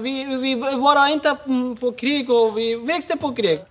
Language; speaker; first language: Swedish; non-native, learner; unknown